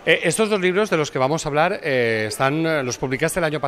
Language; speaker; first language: Spanish; non-native, local second language; Catalan